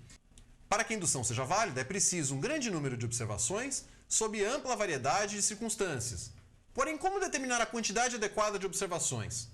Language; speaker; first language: Portuguese; native; Portuguese